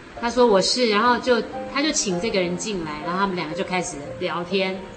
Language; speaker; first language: Chinese; native; Chinese